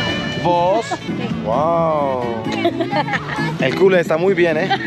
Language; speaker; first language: Spanish; non-native, learner; Swedish